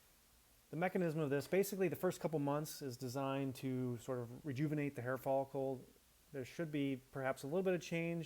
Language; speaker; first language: English; native; English